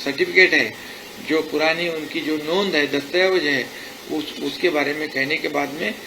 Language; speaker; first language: Hindi; non-native, local second language; Marathi